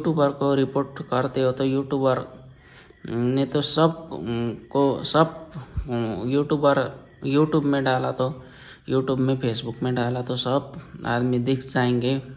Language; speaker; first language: Hindi; non-native, learner; Nepali